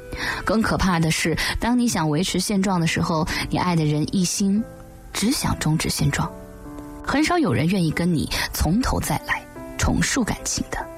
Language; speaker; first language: Chinese; native; Chinese